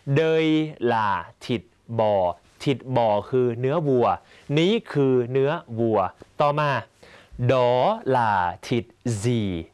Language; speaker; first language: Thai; native; Thai